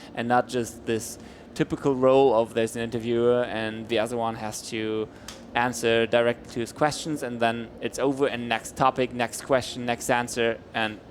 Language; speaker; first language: English; non-native, fluent; German